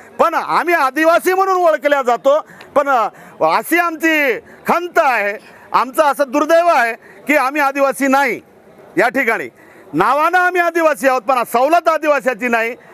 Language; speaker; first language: Marathi; non-native, local second language; Lambadi